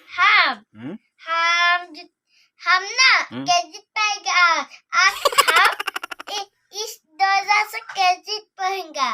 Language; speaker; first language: Hindi; non-native, local second language; Assamese